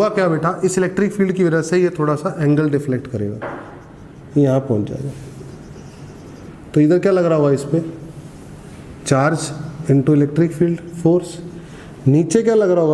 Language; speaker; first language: Hindi; native; Hindi